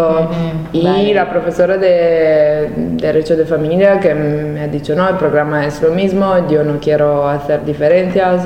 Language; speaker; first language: Spanish; non-native, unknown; Italian